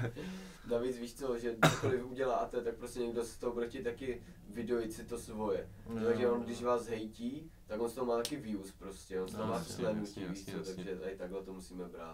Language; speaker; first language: Czech; native; Czech